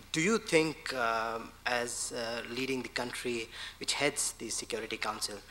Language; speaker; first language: English; native; English